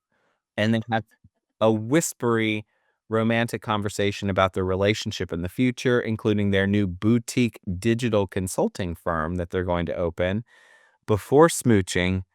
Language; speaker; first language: English; native; English